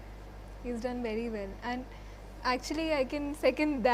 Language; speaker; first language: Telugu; non-native, learner; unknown